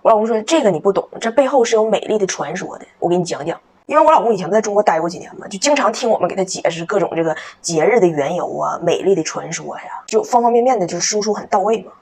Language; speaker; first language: Chinese; native; Chinese